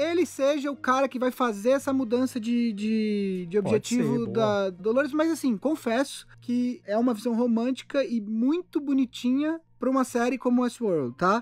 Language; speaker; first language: Portuguese; native; Portuguese